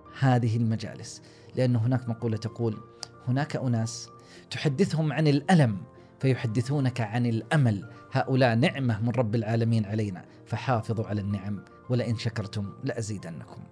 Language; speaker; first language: Arabic; native; Arabic